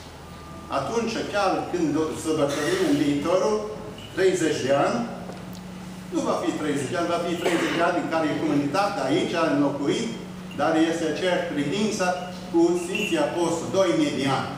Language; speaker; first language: Romanian; early bilingual, heritage; Romanian